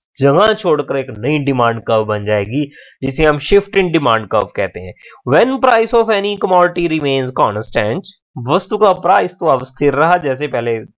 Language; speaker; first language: Hindi; native; Hindi